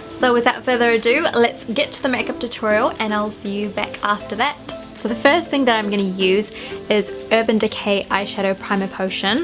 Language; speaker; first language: English; early bilingual, other home language; Sinhala